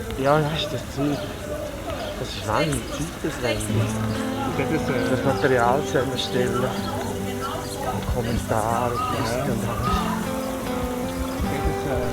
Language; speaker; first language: German; native; German